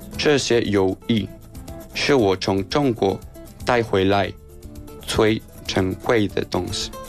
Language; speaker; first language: Chinese; non-native, learner; Spanish